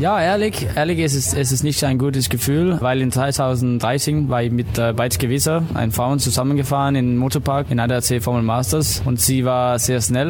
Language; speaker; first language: German; non-native, learner; Danish